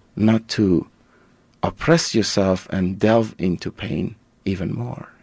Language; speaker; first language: English; non-native, fluent; Persian